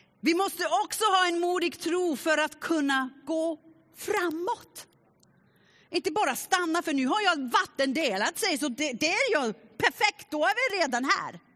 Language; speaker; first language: Swedish; non-native, fluent; German